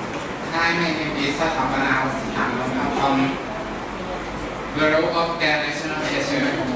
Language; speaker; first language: English; non-native, learner; Thai